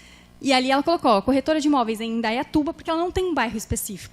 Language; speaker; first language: Portuguese; native; Portuguese